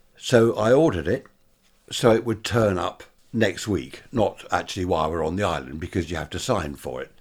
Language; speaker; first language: English; native; English